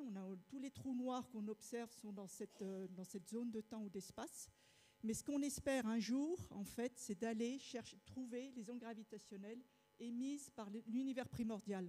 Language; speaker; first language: French; native; French